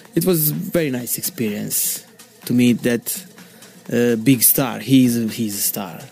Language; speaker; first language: English; non-native, learner; Bosnian